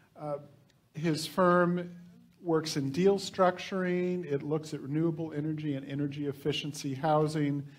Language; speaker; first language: English; native; English